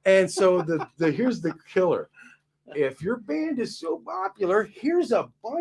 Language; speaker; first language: English; native; English